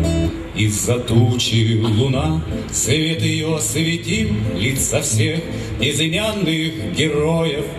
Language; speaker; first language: Russian; native; Russian